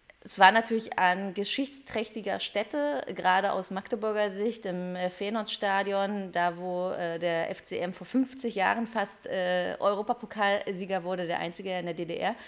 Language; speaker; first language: German; native; German